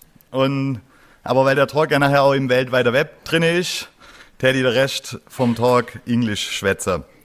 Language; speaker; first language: German; native; German